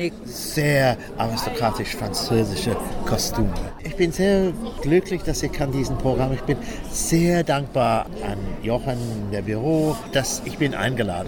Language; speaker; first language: German; non-native, learner; English